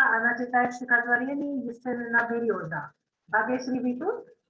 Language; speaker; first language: Russian; non-native, fluent; Marathi